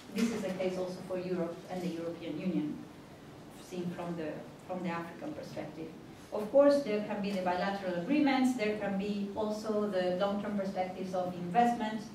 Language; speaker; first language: English; non-native, fluent; Spanish